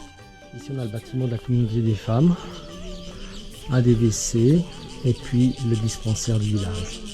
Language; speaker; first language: French; native; French